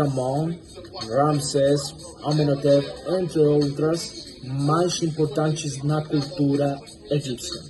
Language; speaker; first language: Portuguese; non-native, fluent; Spanish